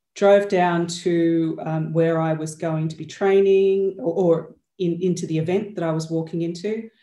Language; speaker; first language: English; native; English